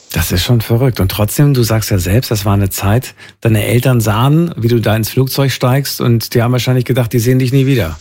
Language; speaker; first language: German; native; German